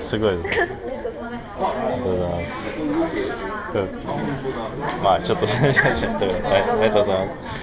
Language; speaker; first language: Japanese; non-native, learner; Russian